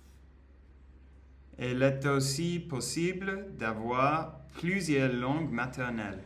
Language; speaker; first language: French; non-native, learner; Spanish